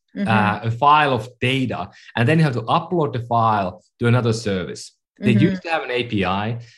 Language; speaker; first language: English; non-native, fluent; Finnish